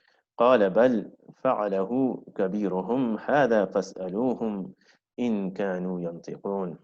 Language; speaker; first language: Arabic; non-native, fluent; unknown